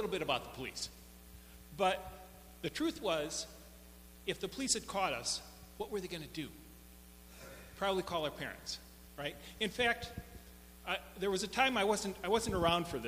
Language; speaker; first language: English; native; English